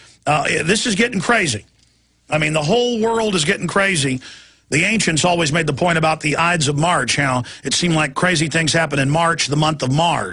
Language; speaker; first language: English; native; English